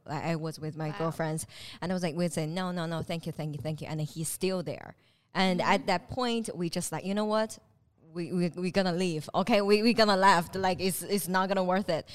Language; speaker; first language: English; non-native, fluent; Chinese